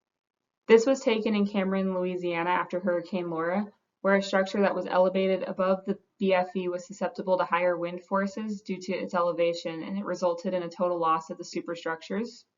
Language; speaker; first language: English; native; English